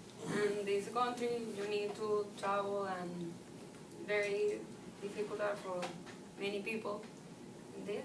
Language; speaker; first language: English; non-native, learner; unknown